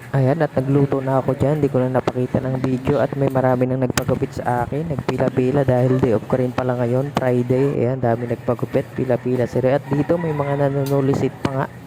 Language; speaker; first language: Filipino; native; Filipino